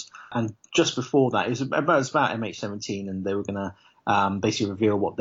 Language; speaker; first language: English; native; English